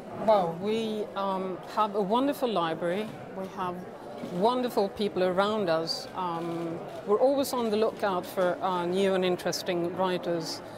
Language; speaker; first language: English; non-native, fluent; Swedish